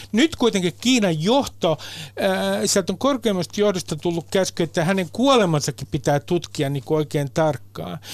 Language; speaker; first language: Finnish; native; Finnish